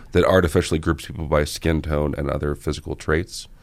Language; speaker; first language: English; native; English